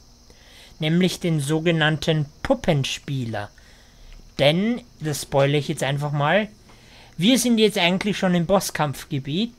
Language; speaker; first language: German; native; German